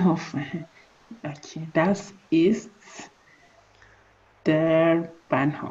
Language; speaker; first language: German; non-native, learner; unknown